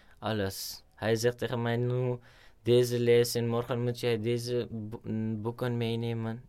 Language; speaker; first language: Dutch; non-native, learner; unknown